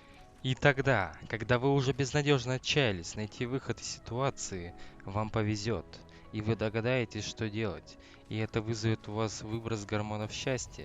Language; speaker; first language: Russian; native; Russian